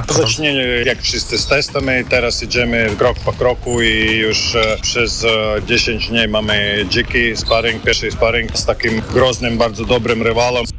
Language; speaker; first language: Polish; non-native, fluent; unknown